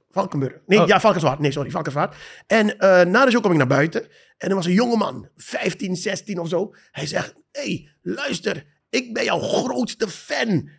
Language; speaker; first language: Dutch; native; Dutch